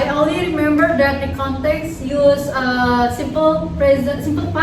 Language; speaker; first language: English; non-native, learner; Indonesian